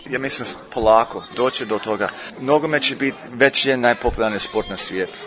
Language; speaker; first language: Croatian; early bilingual, heritage; Croatian